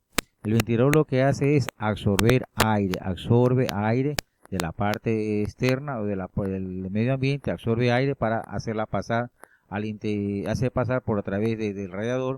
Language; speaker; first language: Spanish; native; Spanish